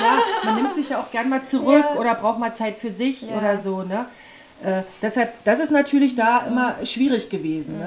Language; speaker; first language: German; native; German